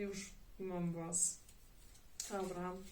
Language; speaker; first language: Polish; early bilingual, heritage; German